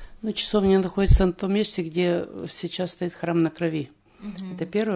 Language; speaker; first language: Russian; native; Russian